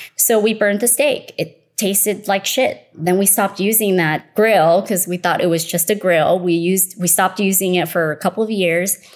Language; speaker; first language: English; early bilingual, other home language; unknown